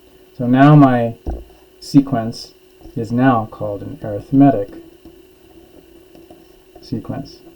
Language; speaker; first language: English; native; English